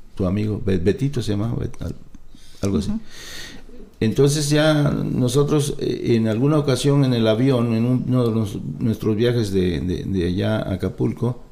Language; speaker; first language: Spanish; native; Spanish